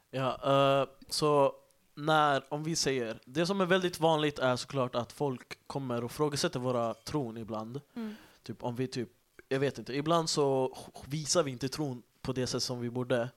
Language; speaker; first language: Swedish; early bilingual, other home language; Tigrinya